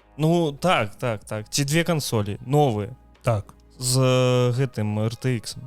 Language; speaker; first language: Belarusian; non-native, local second language; Russian